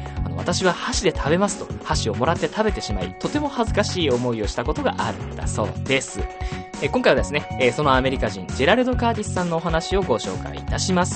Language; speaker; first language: Japanese; native; Japanese